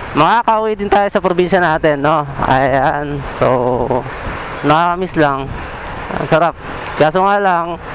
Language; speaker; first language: Filipino; non-native, local second language; Bikol